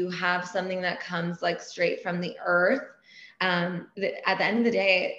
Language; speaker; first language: English; early bilingual, other home language; Persian